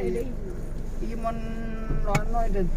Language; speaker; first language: Arabic; non-native, fluent; Malay